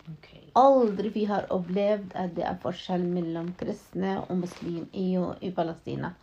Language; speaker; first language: Norwegian; non-native, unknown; Arabic